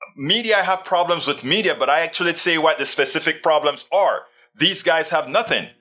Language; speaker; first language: English; non-native, fluent; Spanish